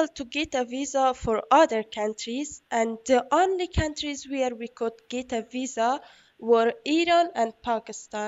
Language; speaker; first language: English; non-native, learner; Persian